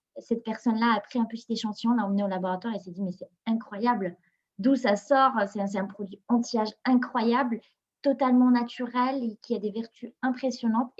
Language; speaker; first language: French; non-native, local second language; Arabic